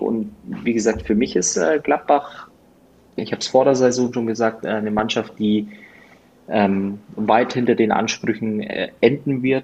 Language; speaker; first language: German; native; German